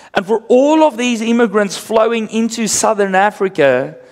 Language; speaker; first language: English; non-native, local second language; Afrikaans